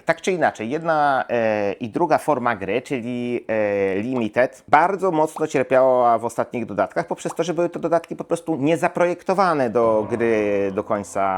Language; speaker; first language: Polish; native; Polish